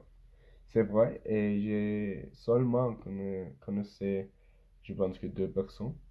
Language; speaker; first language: French; non-native, learner; Spanish